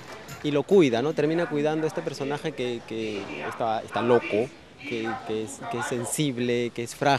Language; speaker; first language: Spanish; native; Spanish